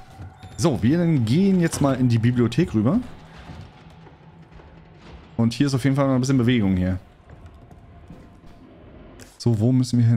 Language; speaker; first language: German; native; German